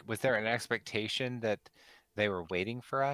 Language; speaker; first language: English; native; English